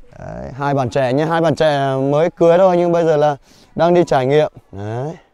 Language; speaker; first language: Vietnamese; non-native, local second language; Hmong